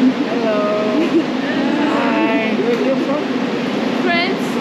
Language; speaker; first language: English; non-native, learner; French